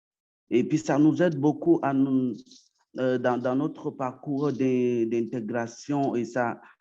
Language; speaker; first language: French; early bilingual, other home language; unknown